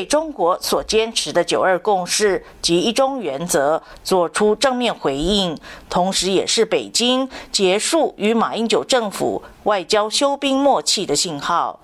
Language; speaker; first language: Chinese; native; Chinese